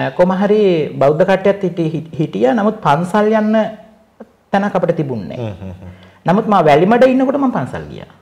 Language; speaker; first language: Sinhala; non-native, local second language; Tamil